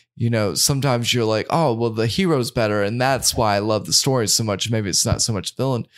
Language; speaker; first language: English; native; English